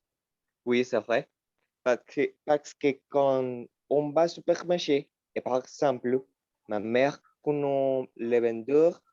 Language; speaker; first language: French; non-native, learner; Spanish